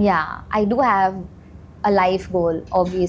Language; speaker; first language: English; non-native, local second language; Hindi